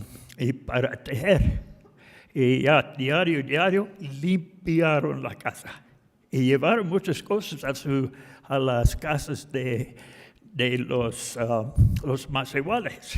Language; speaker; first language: Spanish; non-native, fluent; English